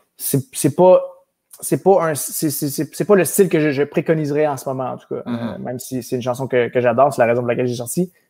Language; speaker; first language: French; native; French